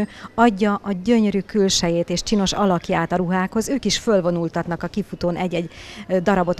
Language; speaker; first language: Hungarian; native; Hungarian